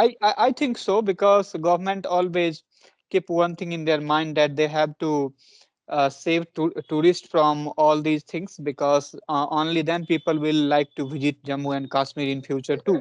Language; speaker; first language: English; non-native, local second language; Punjabi